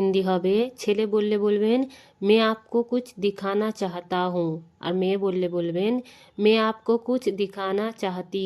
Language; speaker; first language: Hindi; non-native, fluent; Bangla